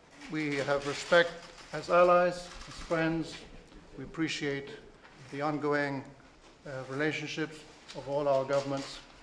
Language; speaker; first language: English; non-native, fluent; Spanish